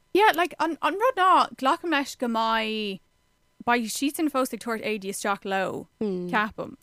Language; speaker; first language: Irish; non-native, local second language; English